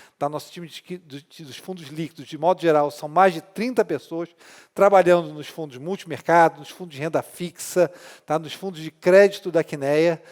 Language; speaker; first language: Portuguese; non-native, fluent; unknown